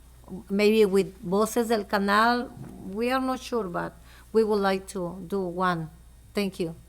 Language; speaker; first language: English; non-native, local second language; Spanish